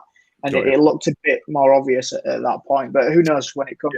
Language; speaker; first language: English; native; English